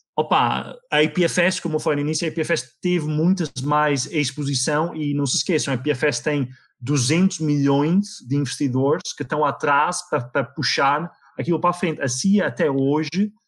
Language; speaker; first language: Portuguese; native; Portuguese